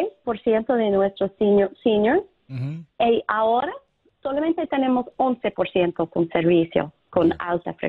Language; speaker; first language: Spanish; non-native, fluent; English